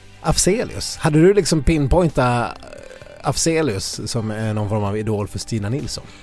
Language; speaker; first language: Swedish; native; Swedish